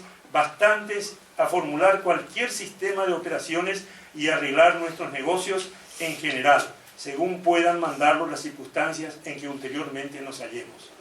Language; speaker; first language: Spanish; native; Spanish